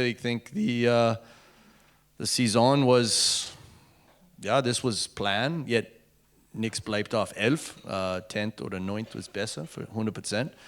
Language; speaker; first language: German; non-native, learner; English